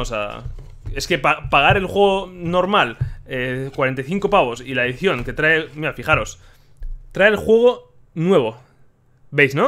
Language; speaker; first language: Spanish; native; Spanish